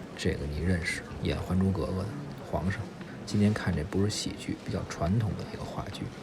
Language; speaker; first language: Chinese; native; Chinese